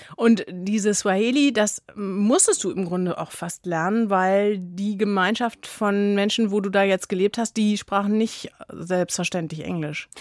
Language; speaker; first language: German; native; German